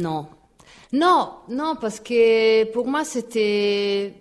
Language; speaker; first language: French; non-native, fluent; Italian